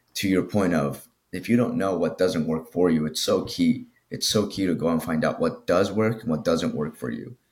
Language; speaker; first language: English; early bilingual, other home language; Spanish